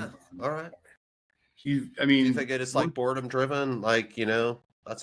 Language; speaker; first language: English; native; English